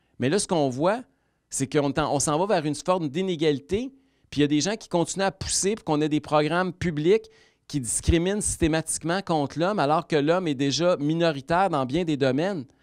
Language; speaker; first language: French; native; French